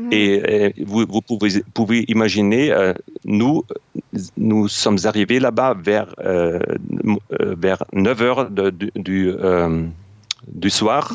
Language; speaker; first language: French; non-native, fluent; German